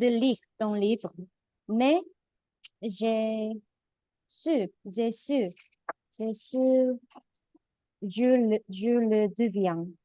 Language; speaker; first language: French; non-native, learner; Korean